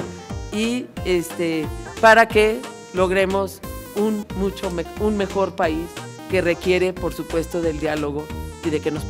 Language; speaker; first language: Spanish; native; Spanish